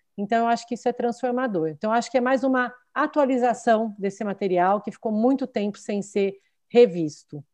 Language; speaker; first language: Portuguese; native; Portuguese